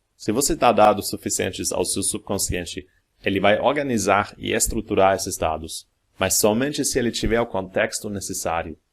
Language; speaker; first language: Portuguese; non-native, fluent; German